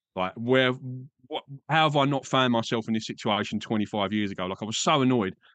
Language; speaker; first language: English; native; English